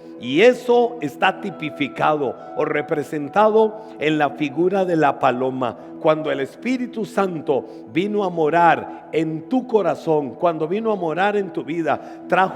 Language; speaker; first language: Spanish; native; Spanish